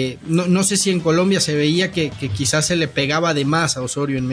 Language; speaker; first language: Spanish; native; Spanish